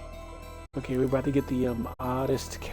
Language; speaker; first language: English; native; English